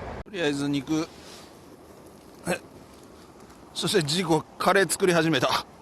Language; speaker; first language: Japanese; native; Japanese